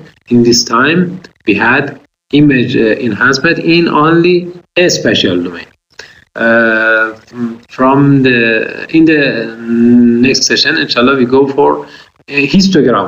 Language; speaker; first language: English; non-native, fluent; Persian